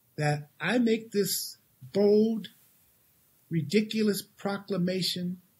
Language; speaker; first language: English; native; English